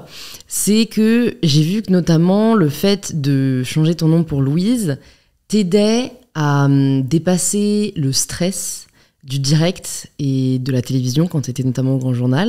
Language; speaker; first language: French; native; French